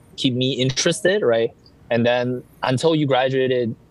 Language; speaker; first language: English; early bilingual, other home language; Chinese